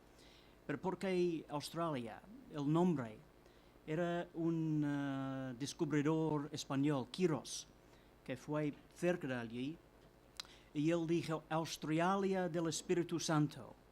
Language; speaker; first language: Spanish; non-native, fluent; English